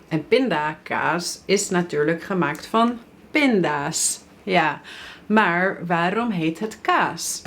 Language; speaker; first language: Dutch; native; Dutch